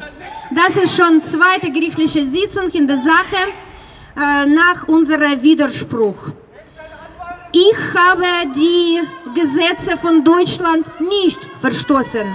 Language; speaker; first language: German; non-native, fluent; Russian